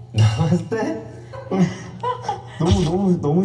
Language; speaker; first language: Korean; native; Korean